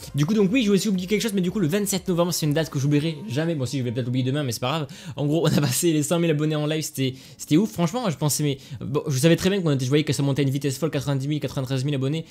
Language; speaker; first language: French; native; French